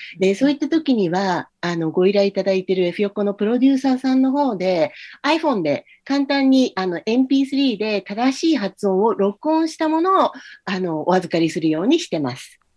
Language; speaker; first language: Japanese; non-native, fluent; English